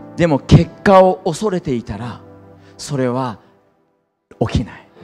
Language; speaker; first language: Japanese; early bilingual, heritage; Japanese